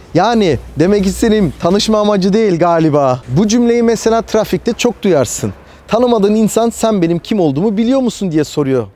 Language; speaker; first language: Turkish; early bilingual, heritage; Turkish